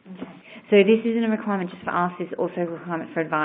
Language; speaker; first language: English; native; English